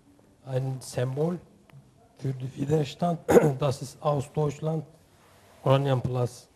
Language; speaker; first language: German; non-native, learner; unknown